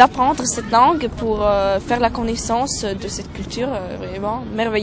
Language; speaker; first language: French; non-native, learner; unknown